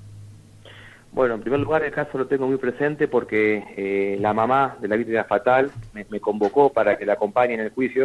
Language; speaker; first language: Spanish; native; Spanish